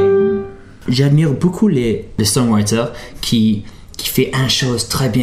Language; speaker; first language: French; early bilingual, heritage; English